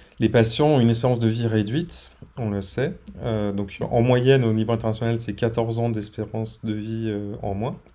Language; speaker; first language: French; native; French